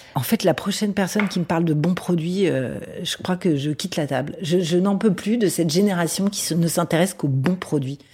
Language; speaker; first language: French; native; French